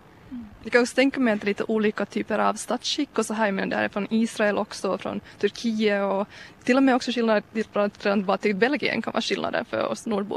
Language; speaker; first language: Swedish; native; Swedish